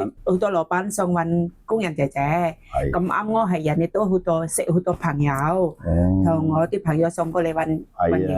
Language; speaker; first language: Cantonese; non-native, fluent; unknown